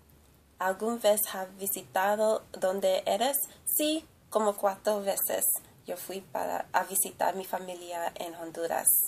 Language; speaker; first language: Spanish; early bilingual, heritage; English